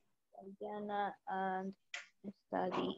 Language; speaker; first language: English; non-native, learner; Spanish